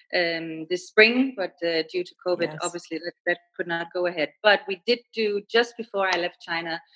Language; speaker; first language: English; non-native, fluent; Danish